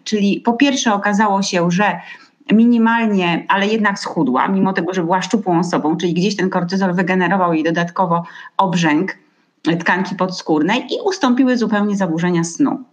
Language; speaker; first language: Polish; native; Polish